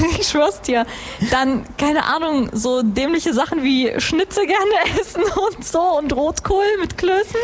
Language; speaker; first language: German; early bilingual, other home language; Greek